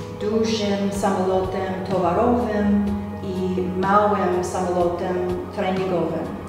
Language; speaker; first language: Polish; non-native, learner; English